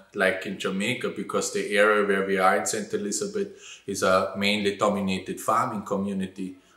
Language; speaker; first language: English; non-native, fluent; German